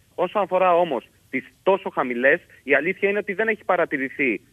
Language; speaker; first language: Greek; native; Greek